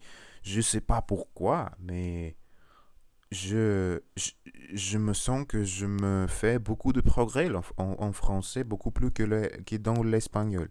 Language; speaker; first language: French; non-native, learner; Russian